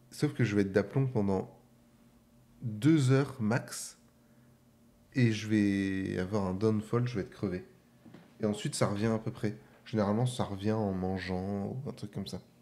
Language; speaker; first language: French; native; French